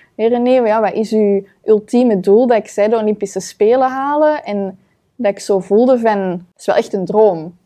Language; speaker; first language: Dutch; native; Dutch